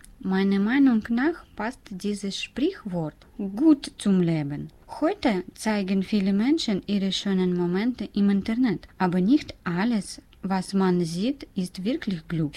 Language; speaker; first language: German; non-native, learner; Russian